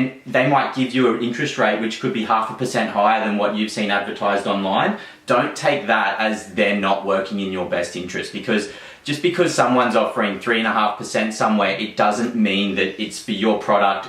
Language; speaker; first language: English; native; English